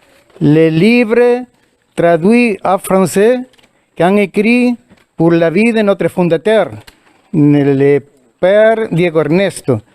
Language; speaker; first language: French; non-native, learner; Spanish